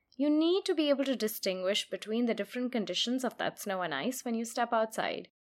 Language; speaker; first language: English; non-native, local second language; Hindi